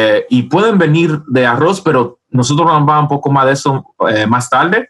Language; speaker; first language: Spanish; early bilingual, heritage; Spanish